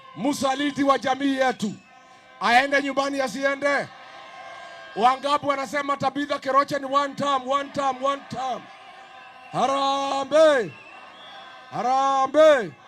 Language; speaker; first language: Swahili; non-native, local second language; Kikuyu